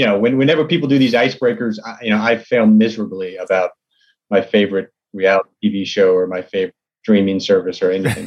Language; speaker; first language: English; native; English